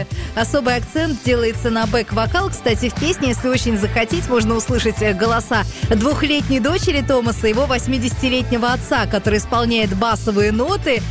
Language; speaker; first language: Russian; native; Russian